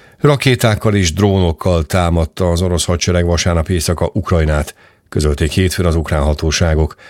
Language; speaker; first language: Hungarian; native; Hungarian